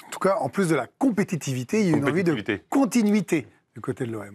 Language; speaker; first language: French; native; French